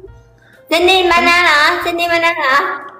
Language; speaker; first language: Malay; non-native, learner; Vietnamese